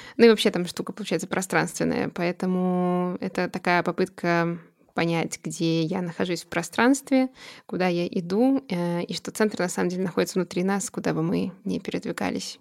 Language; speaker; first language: Russian; native; Russian